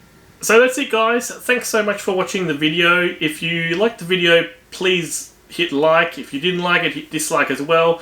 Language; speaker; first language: English; native; English